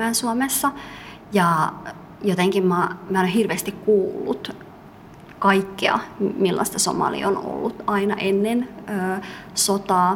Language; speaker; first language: Finnish; early bilingual, other home language; Somali